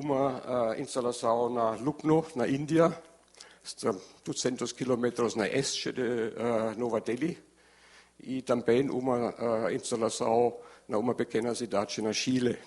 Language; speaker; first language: Portuguese; non-native, learner; German